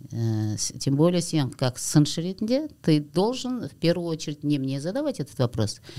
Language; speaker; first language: Russian; non-native, local second language; Kazakh